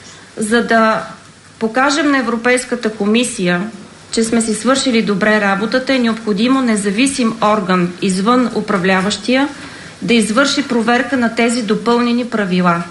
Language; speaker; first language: Bulgarian; native; Bulgarian